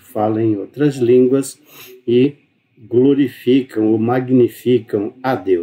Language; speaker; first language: Portuguese; native; Portuguese